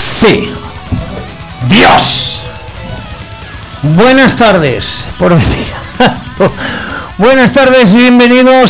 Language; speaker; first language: Spanish; native; Spanish